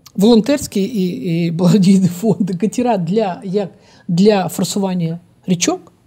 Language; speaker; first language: Ukrainian; non-native, fluent; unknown